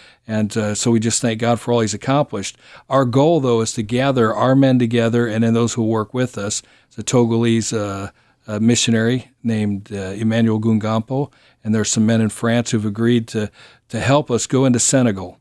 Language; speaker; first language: English; native; English